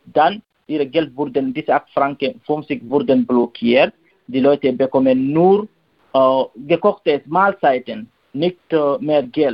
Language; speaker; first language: German; non-native, learner; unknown